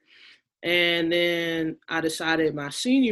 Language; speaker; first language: English; native; English